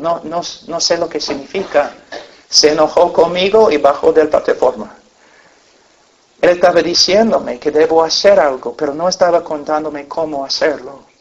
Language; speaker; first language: Spanish; non-native, fluent; English